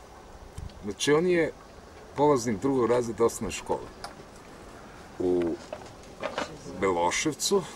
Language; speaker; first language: Serbian; native; Serbian